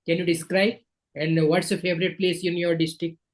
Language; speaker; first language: English; non-native, local second language; Hindi